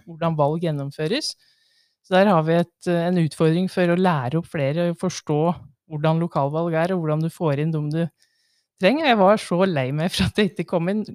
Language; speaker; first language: Norwegian; native; Norwegian